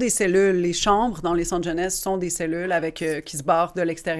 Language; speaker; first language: French; native; French